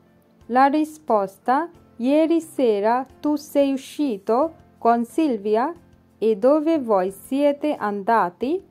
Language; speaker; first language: Italian; non-native, fluent; Bangla